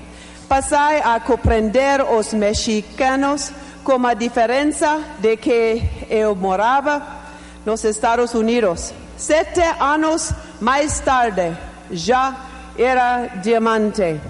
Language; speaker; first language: Portuguese; non-native, learner; English